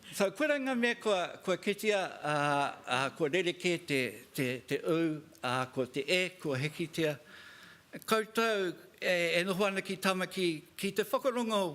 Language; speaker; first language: Māori; non-native, local second language; English